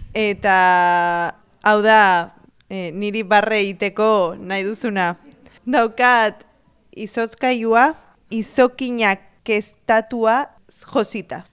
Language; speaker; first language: Basque; non-native, local second language; Spanish